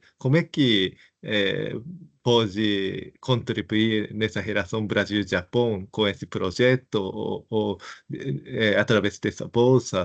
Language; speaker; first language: Portuguese; non-native, fluent; Japanese